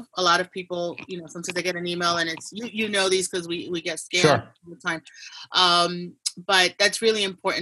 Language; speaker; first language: English; native; English